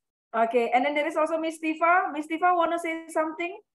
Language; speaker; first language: English; non-native, fluent; Indonesian